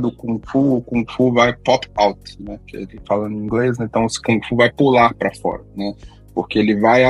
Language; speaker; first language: Portuguese; native; Portuguese